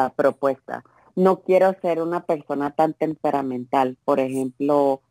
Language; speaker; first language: Spanish; native; Spanish